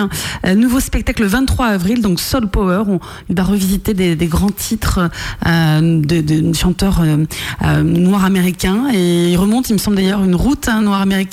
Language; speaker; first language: French; native; French